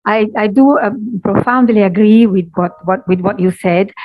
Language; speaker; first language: English; non-native, fluent; Italian